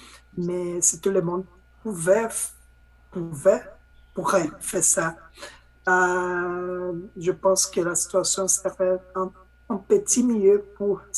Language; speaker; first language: French; non-native, learner; Portuguese